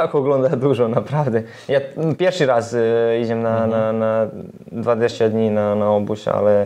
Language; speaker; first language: Polish; non-native, learner; Serbian